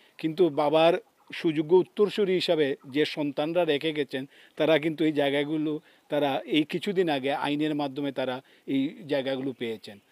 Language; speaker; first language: Bangla; native; Bangla